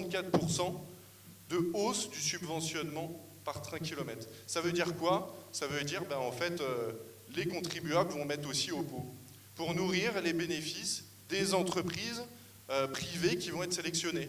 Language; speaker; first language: French; native; French